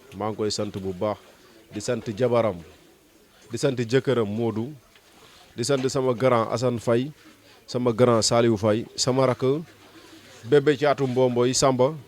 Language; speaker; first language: Wolof; native; Wolof